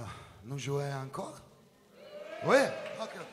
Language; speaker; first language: French; non-native, learner; Italian